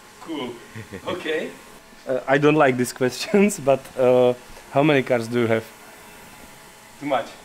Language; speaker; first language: English; non-native, learner; Czech